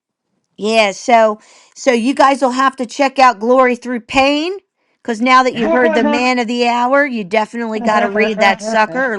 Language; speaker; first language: English; native; English